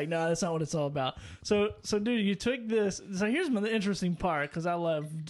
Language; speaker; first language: English; native; English